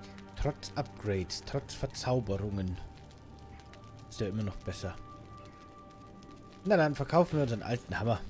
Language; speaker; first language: German; native; German